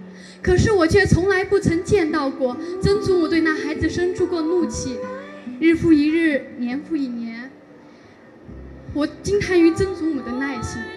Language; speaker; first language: Chinese; native; Chinese